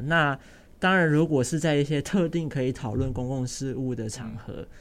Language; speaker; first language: Chinese; non-native, local second language; Min Nan Chinese